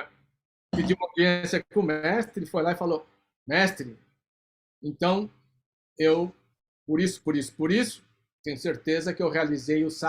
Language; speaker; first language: Portuguese; native; Portuguese